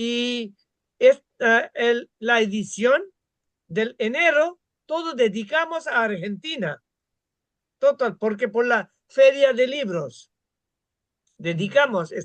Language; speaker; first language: Spanish; non-native, fluent; Bangla